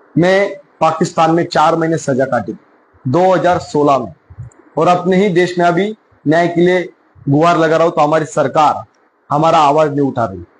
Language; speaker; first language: Hindi; non-native, local second language; Marathi